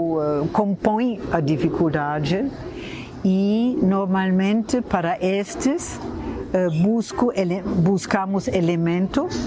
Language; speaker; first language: Portuguese; non-native, fluent; German